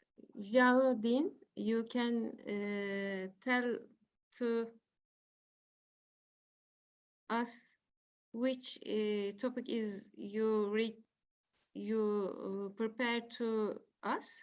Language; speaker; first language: English; non-native, learner; Turkish